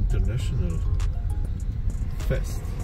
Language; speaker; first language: English; non-native, learner; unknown